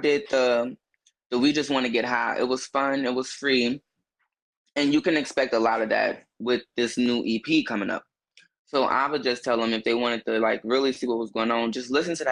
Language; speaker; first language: English; native; English